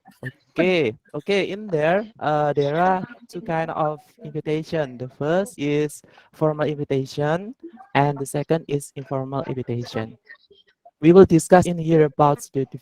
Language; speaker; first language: English; non-native, learner; Indonesian